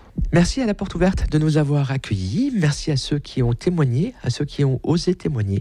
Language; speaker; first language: French; native; French